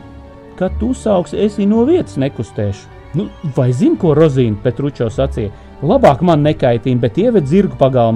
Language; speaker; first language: Latvian; native; Latvian